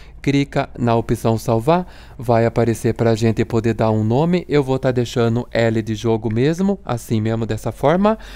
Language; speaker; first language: Portuguese; native; Portuguese